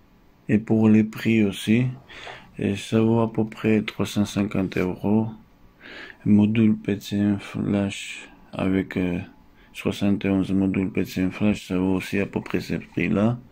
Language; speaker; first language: French; non-native, fluent; Russian